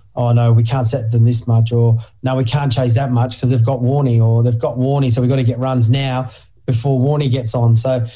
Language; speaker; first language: English; native; English